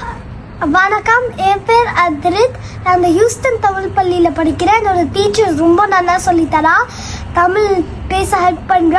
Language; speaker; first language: Tamil; early bilingual, heritage; Tamil